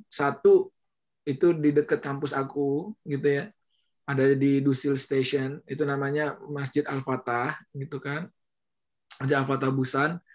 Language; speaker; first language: Indonesian; native; Indonesian